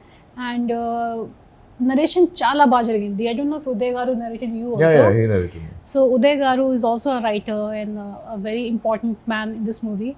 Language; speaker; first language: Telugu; non-native, local second language; Hindi